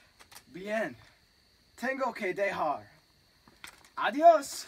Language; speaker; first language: Spanish; non-native, learner; English